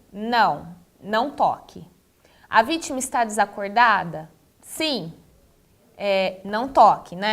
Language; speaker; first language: Portuguese; native; Portuguese